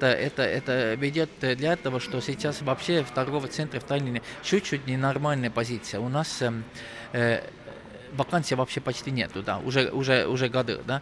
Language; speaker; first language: Russian; non-native, local second language; Estonian